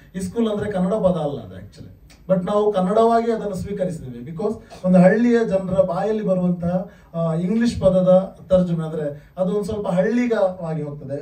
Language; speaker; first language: Kannada; non-native, local second language; Tulu